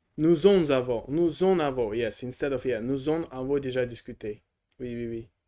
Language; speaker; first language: French; non-native, learner; Russian